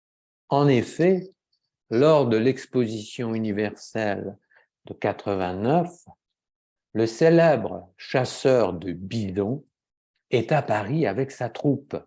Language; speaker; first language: French; native; French